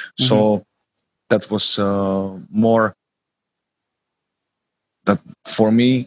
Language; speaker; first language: English; non-native, learner; Czech